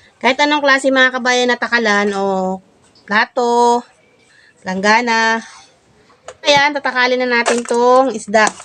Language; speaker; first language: Filipino; native; Filipino